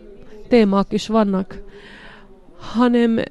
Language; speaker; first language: Hungarian; non-native, learner; Finnish